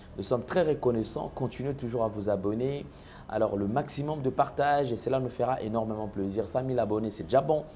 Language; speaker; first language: French; non-native, local second language; Lingala